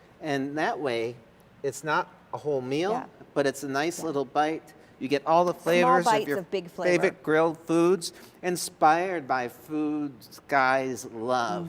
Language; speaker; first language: English; native; English